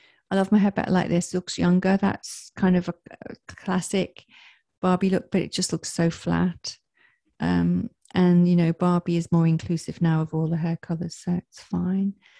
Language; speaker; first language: English; native; English